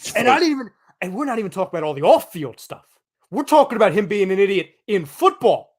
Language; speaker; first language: English; native; English